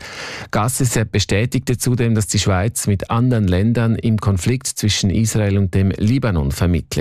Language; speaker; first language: German; native; German